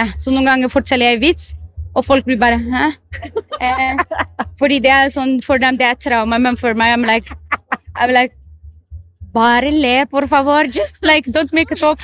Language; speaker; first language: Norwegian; non-native, fluent; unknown